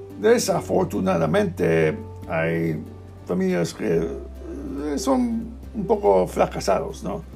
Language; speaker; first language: Spanish; non-native, learner; English